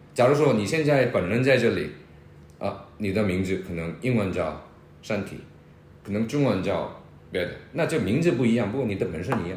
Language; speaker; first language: Chinese; non-native, fluent; Korean